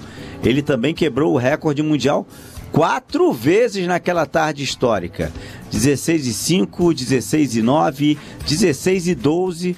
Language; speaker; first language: Portuguese; native; Portuguese